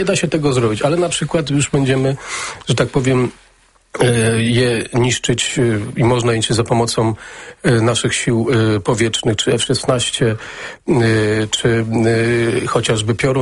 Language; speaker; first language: Polish; native; Polish